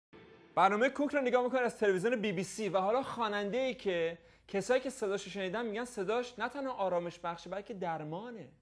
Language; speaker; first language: Persian; native; Persian